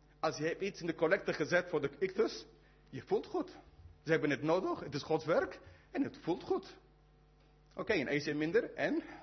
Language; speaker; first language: Dutch; non-native, fluent; English